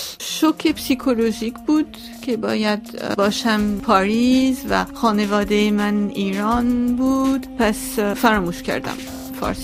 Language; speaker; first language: Persian; non-native, local second language; Armenian